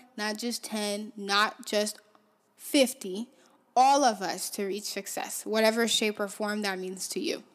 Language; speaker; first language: English; early bilingual, other home language; Haitian Creole